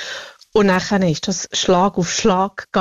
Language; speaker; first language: German; native; German